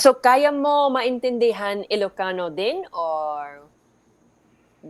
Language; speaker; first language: Filipino; early bilingual, heritage; English